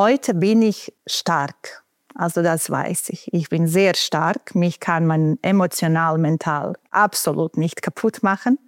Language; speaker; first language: German; non-native, fluent; Bosnian